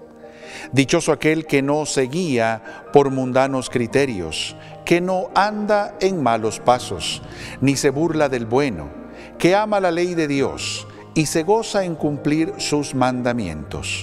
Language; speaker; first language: Spanish; native; Spanish